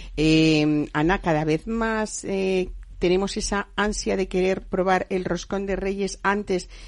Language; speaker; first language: Spanish; native; Spanish